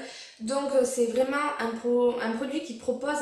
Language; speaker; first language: French; native; French